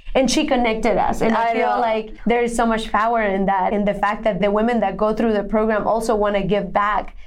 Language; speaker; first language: English; non-native, fluent; Spanish